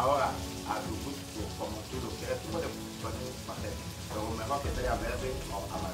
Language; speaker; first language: Spanish; non-native, learner; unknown